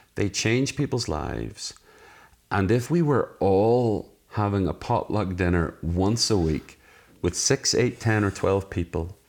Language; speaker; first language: English; native; English